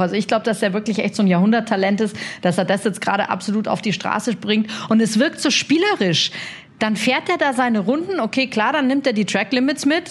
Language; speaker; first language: German; native; German